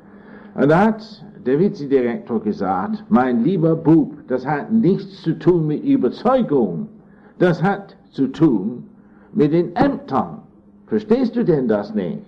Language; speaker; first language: German; non-native, fluent; English